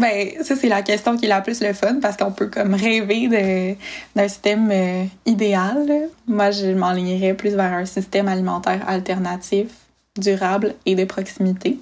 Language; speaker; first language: French; native; French